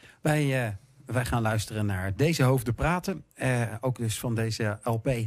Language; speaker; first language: Dutch; native; Dutch